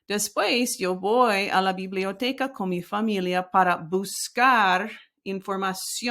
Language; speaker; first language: Spanish; non-native, fluent; English